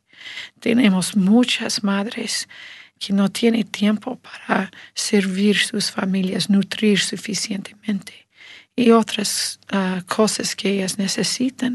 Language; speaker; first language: Spanish; non-native, learner; English